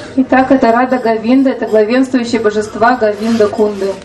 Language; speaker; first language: Russian; native; Russian